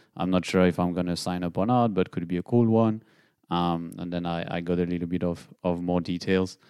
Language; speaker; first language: English; non-native, fluent; French